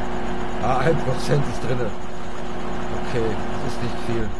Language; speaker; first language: German; native; German